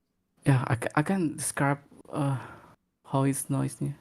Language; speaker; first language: English; non-native, learner; Indonesian